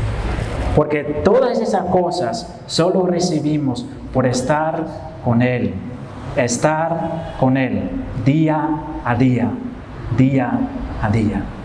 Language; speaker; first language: Spanish; non-native, fluent; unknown